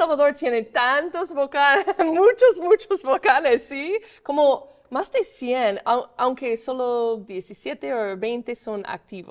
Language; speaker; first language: Spanish; non-native, fluent; English